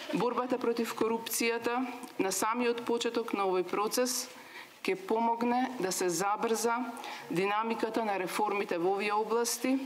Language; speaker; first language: Macedonian; native; Macedonian